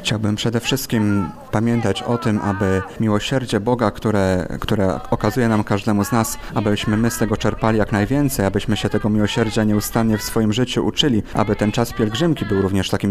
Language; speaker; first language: Polish; native; Polish